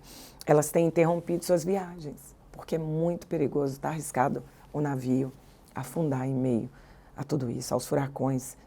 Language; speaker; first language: Portuguese; native; Portuguese